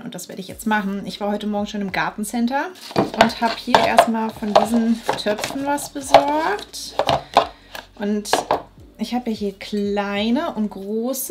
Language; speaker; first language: German; native; German